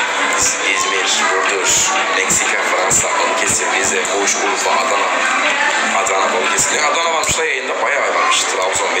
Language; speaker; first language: Turkish; native; Turkish